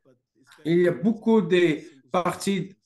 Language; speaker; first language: French; non-native, fluent; English